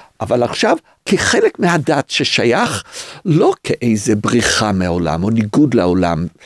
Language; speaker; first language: Hebrew; early bilingual, other home language; English